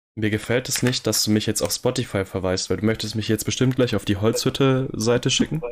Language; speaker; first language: German; native; German